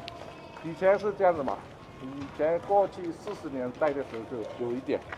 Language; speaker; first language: Chinese; early bilingual, heritage; Chinese